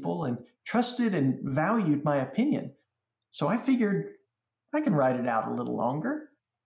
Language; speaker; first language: English; native; English